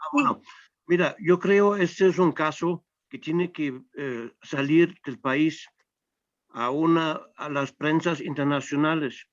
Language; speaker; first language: Spanish; non-native, fluent; German